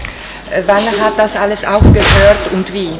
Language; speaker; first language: German; non-native, fluent; Italian